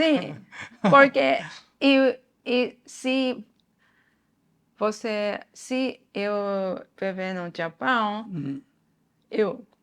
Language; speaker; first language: Portuguese; non-native, learner; Japanese